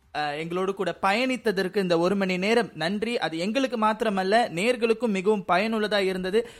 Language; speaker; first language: Tamil; native; Tamil